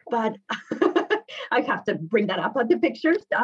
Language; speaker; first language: English; non-native, fluent; Spanish